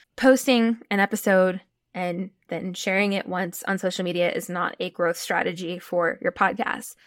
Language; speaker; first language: English; native; English